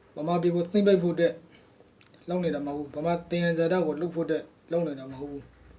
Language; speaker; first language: Burmese; native; Burmese